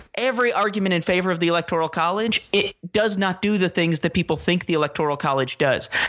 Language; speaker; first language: English; native; English